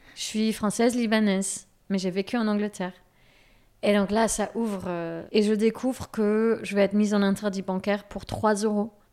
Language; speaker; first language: French; native; French